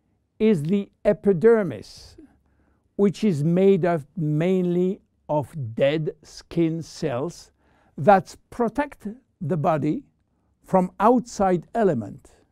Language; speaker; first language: English; non-native, fluent; French